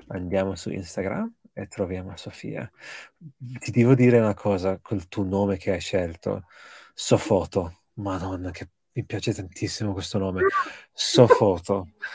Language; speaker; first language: Italian; early bilingual, other home language; English